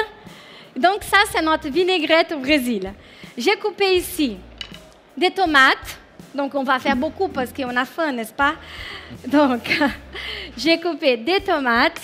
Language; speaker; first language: French; non-native, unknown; Portuguese